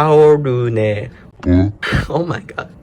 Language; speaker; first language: Korean; non-native, learner; English